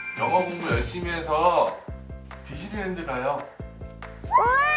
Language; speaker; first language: Korean; native; Korean